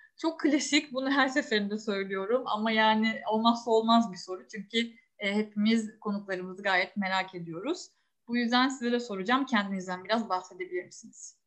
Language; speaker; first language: Turkish; native; Turkish